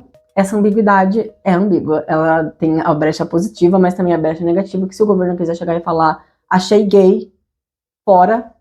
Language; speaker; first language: Portuguese; native; Portuguese